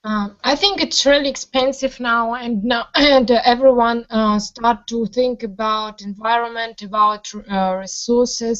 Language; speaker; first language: English; non-native, learner; Russian